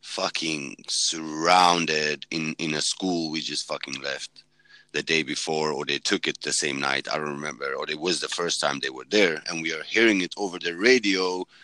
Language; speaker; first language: English; early bilingual, heritage; Swedish